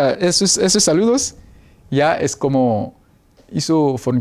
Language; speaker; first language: Spanish; non-native, learner; Ewe